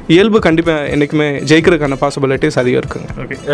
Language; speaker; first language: Tamil; native; Tamil